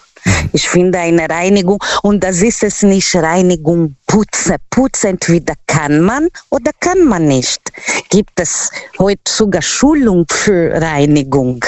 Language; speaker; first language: German; non-native, learner; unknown